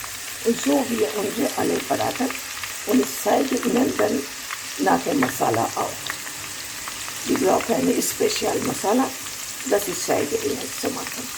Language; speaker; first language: German; non-native, learner; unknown